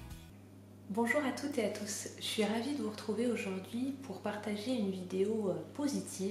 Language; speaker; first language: French; native; French